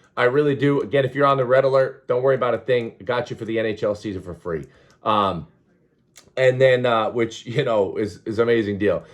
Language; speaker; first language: English; native; English